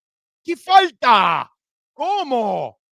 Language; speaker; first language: Spanish; early bilingual, heritage; Spanish